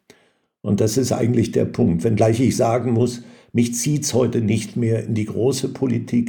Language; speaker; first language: German; native; German